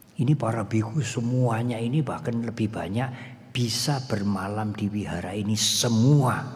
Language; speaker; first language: Indonesian; non-native, local second language; Javanese